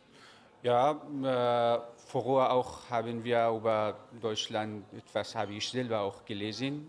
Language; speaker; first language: German; non-native, learner; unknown